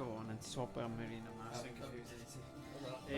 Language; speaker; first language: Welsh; native; Welsh